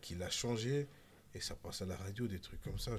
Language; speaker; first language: French; native; French